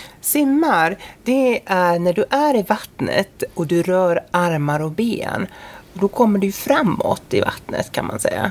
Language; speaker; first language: Swedish; native; Swedish